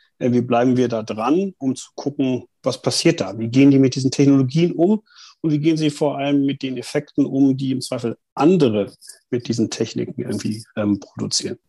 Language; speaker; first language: German; native; German